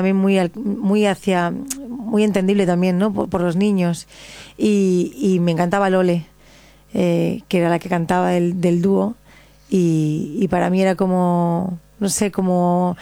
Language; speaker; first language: Spanish; native; Spanish